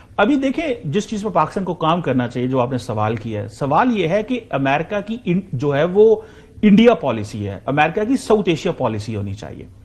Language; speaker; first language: Urdu; native; Urdu